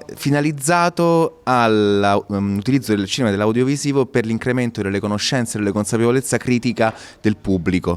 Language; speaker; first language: Italian; native; Italian